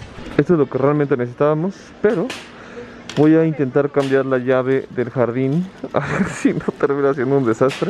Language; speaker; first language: Spanish; native; Spanish